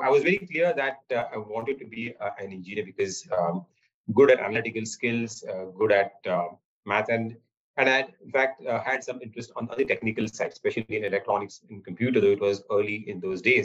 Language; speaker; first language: English; non-native, local second language; Marathi